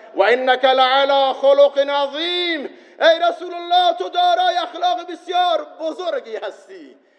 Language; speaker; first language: Persian; non-native, local second language; Baluchi